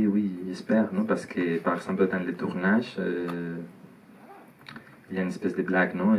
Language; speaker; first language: French; non-native, learner; Spanish